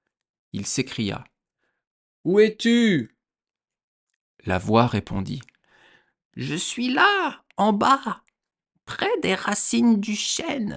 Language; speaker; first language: French; native; French